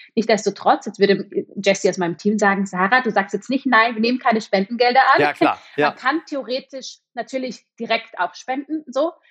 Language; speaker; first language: German; native; German